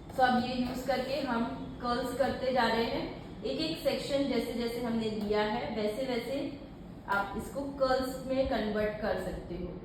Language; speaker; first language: Hindi; native; Hindi